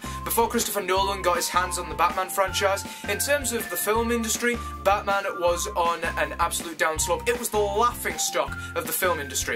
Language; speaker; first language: English; native; English